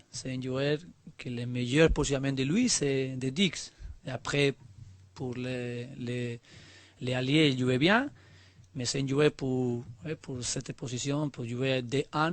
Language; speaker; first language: French; non-native, learner; Spanish